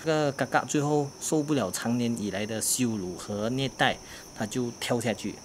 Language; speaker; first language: Chinese; native; Chinese